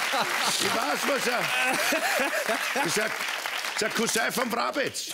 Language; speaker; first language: German; native; German